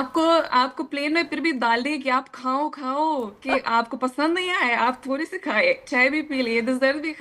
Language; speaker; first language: Hindi; non-native, learner; Lithuanian